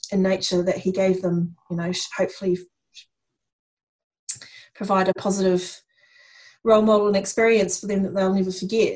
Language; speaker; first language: English; native; English